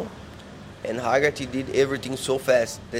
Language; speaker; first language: English; non-native, learner; Portuguese